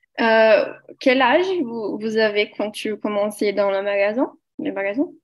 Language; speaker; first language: French; non-native, learner; Portuguese